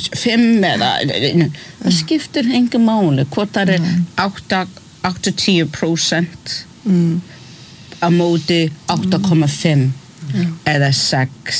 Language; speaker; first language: Icelandic; early bilingual, other home language; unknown